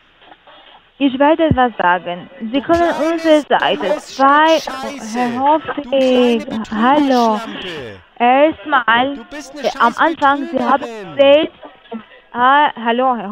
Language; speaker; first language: German; non-native, learner; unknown